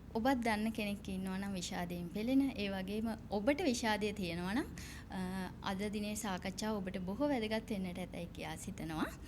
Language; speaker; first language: Sinhala; native; Sinhala